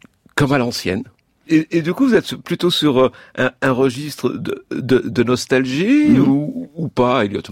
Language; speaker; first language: French; native; French